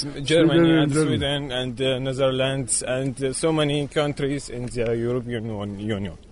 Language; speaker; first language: English; non-native, learner; Arabic